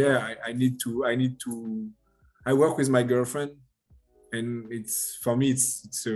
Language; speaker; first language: English; non-native, learner; French